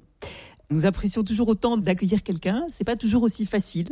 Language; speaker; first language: French; native; French